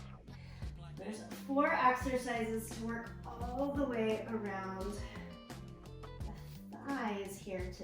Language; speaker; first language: English; native; English